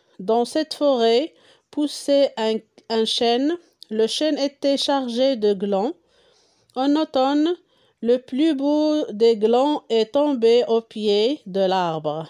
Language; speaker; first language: French; non-native, local second language; Arabic